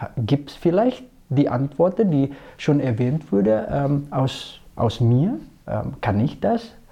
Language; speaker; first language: German; non-native, fluent; Indonesian